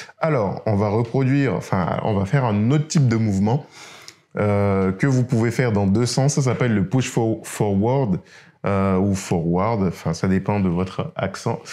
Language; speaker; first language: French; native; French